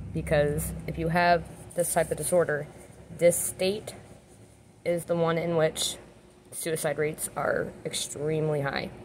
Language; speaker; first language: English; native; English